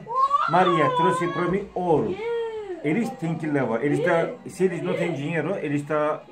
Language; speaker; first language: Portuguese; non-native, learner; Turkish